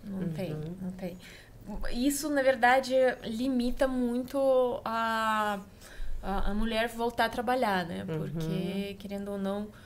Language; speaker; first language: Portuguese; non-native, fluent; Russian